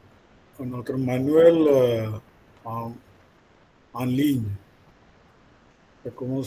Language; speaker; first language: French; non-native, fluent; Malayalam